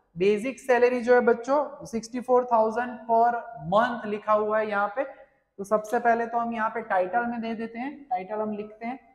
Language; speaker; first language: Hindi; non-native, local second language; Gujarati